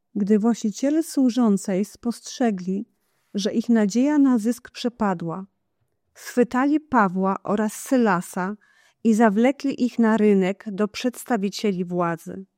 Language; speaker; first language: Polish; non-native, fluent; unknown